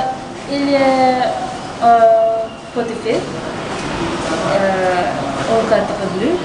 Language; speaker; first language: French; non-native, learner; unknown